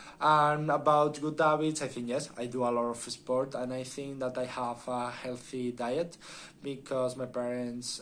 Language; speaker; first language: English; non-native, learner; Spanish